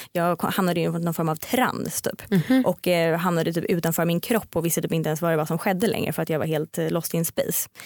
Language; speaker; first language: Swedish; native; Swedish